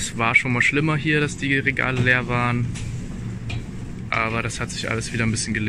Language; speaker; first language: German; native; German